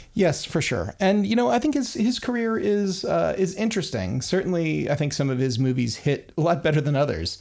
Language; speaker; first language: English; native; English